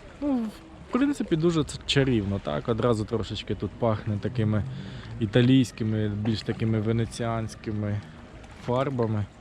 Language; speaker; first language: Ukrainian; non-native, local second language; Russian